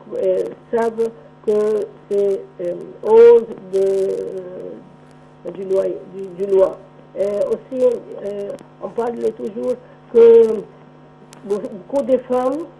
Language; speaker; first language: French; non-native, local second language; Arabic